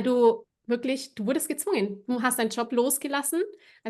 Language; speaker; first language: German; native; German